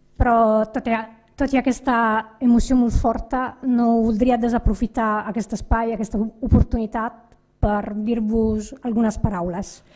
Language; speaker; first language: Catalan; non-native, fluent; Italian